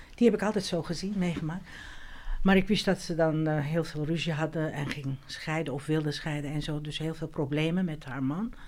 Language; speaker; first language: Dutch; non-native, fluent; Turkish